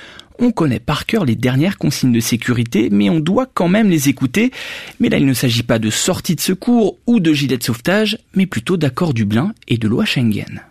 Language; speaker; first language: French; native; French